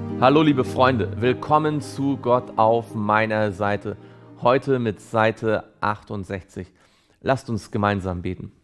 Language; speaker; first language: German; native; German